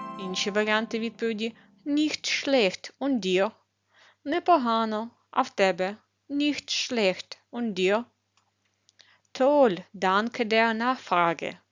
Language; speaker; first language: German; non-native, fluent; Ukrainian